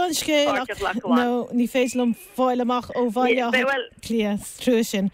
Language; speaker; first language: Irish; native; Irish